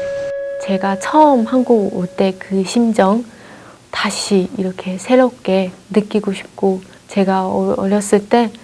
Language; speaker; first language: Korean; non-native, fluent; Chinese